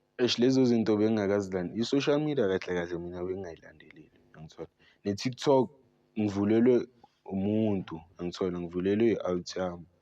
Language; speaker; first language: Zulu; native; Zulu